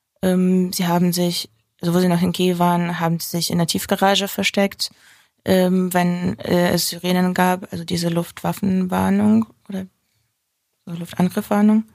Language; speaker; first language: German; non-native, fluent; Ukrainian